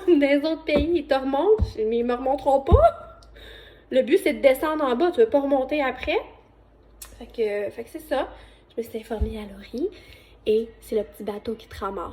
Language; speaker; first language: French; native; French